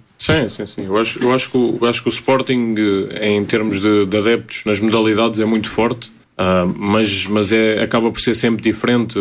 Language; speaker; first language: Portuguese; native; Portuguese